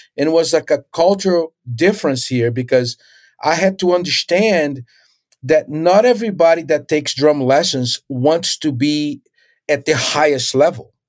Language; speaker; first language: English; non-native, fluent; Portuguese